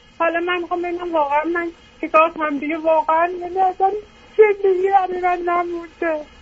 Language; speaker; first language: Persian; native; Persian